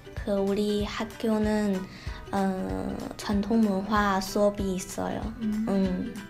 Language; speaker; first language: Korean; non-native, learner; Chinese